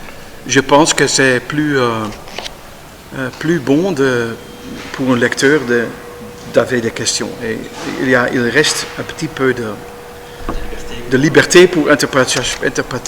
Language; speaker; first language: French; non-native, learner; Dutch